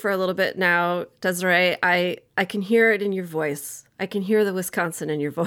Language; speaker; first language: English; native; English